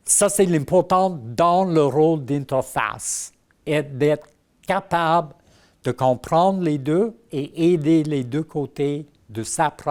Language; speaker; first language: French; non-native, fluent; English